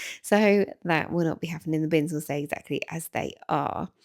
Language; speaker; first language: English; native; English